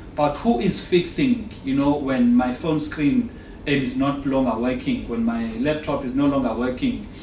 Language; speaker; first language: English; non-native, local second language; Xhosa